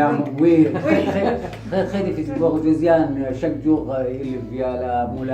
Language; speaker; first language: French; non-native, learner; Arabic